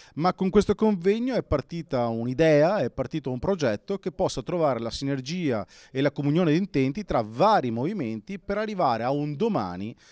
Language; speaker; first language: Italian; non-native, local second language; Venetian